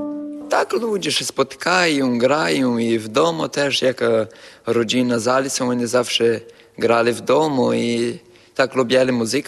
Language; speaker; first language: Polish; early bilingual, heritage; Polish